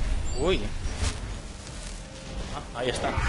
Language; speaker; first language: Spanish; native; Spanish